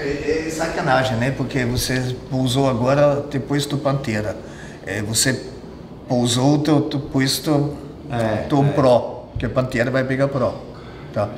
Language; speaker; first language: Portuguese; non-native, fluent; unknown